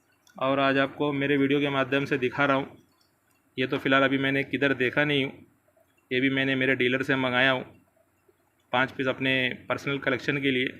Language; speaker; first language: Hindi; native; Hindi